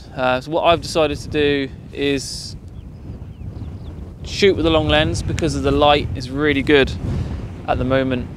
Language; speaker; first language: English; native; English